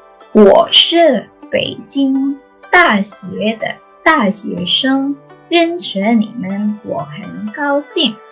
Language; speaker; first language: Chinese; non-native, fluent; Indonesian